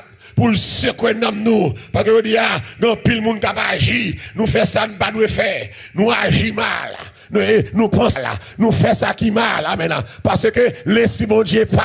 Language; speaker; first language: French; non-native, local second language; Haitian Creole